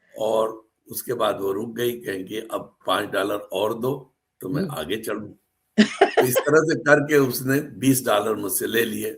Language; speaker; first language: Urdu; native; Urdu